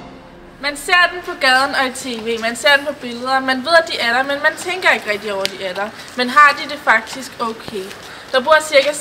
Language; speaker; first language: Danish; native; Danish